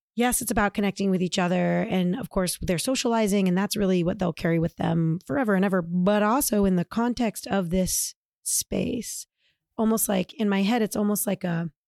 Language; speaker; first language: English; native; English